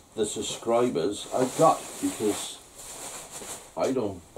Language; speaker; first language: English; native; English